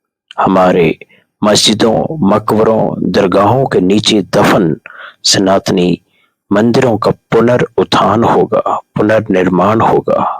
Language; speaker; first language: Hindi; native; Hindi